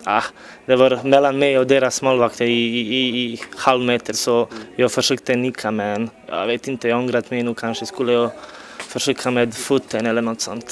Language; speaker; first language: Swedish; non-native, fluent; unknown